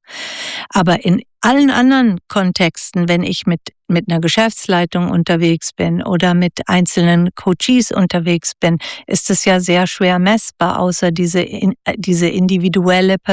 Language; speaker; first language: German; native; German